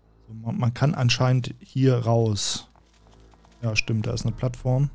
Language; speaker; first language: German; native; German